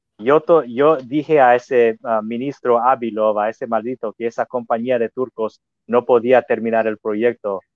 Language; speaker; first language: Spanish; non-native, fluent; English